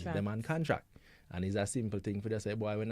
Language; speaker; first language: English; native; English